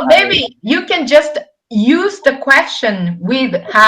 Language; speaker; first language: English; non-native, fluent; Japanese